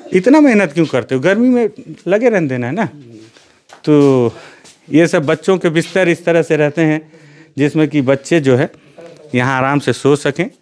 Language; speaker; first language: Hindi; native; Hindi